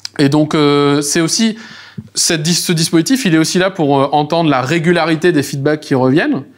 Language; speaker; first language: French; native; French